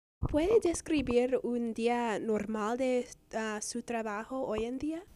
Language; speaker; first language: Spanish; non-native, learner; English